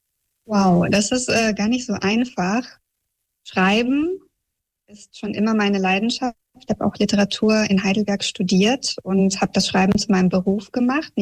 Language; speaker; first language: German; early bilingual, other home language; Russian